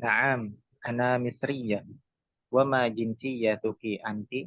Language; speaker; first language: Arabic; non-native, learner; Indonesian